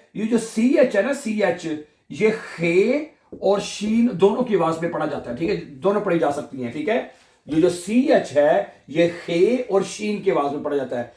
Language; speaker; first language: Urdu; native; Urdu